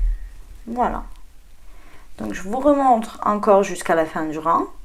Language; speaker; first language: French; native; French